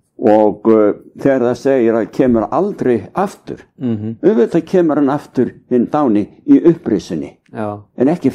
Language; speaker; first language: Icelandic; native; Icelandic